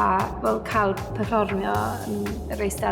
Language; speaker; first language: Welsh; non-native, local second language; English